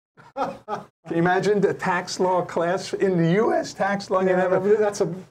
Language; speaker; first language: English; native; English